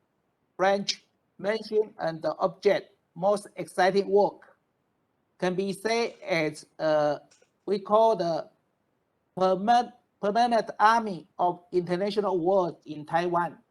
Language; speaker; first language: English; non-native, fluent; Chinese